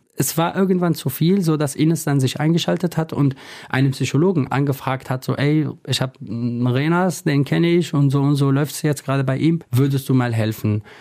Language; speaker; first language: German; non-native, fluent; Kurdish